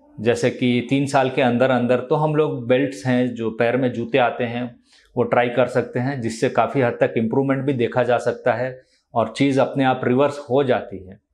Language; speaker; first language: Hindi; non-native, local second language; Telugu